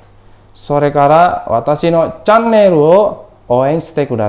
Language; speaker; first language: Japanese; non-native, fluent; Indonesian